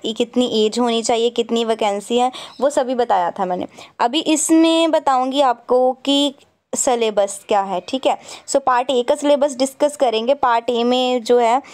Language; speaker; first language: Hindi; non-native, local second language; Punjabi